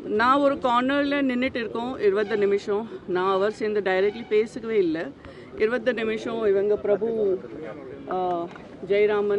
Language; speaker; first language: Tamil; non-native, local second language; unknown